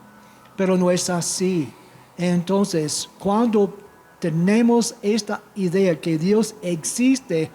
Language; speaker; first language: Spanish; non-native, fluent; English